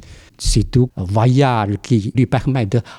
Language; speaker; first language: French; non-native, fluent; Chinese